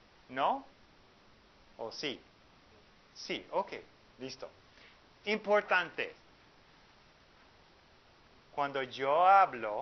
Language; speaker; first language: Spanish; non-native, fluent; English